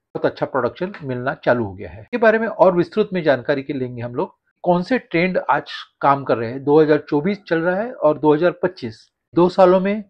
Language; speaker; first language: Hindi; non-native, local second language; Marathi